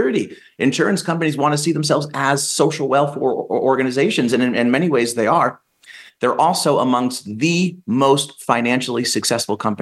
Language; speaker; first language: English; native; English